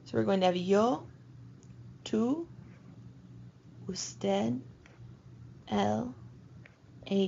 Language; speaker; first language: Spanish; non-native, fluent; English